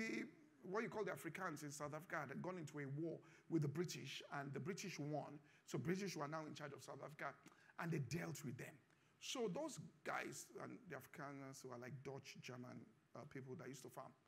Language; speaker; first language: English; non-native, local second language; Yoruba